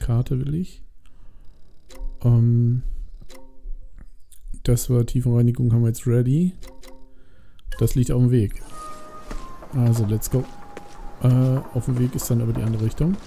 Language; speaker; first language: German; native; German